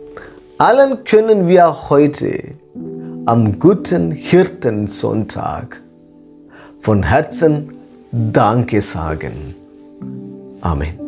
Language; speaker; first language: German; non-native, fluent; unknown